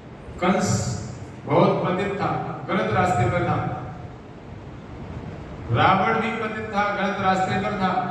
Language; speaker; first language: Hindi; native; Hindi